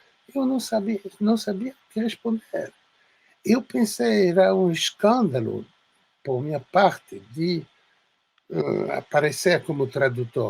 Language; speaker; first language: Portuguese; non-native, fluent; French